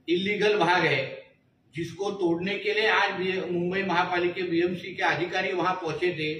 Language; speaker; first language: Hindi; non-native, local second language; Marathi